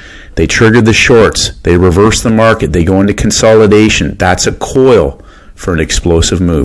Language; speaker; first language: English; native; English